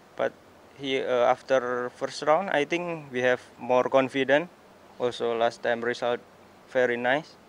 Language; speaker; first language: English; non-native, learner; Indonesian